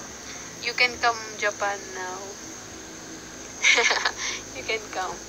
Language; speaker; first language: English; non-native, local second language; Filipino